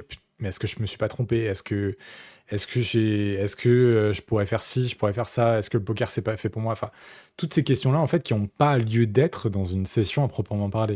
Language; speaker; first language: French; native; French